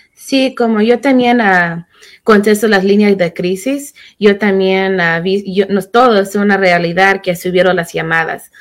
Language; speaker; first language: Spanish; early bilingual, heritage; Spanish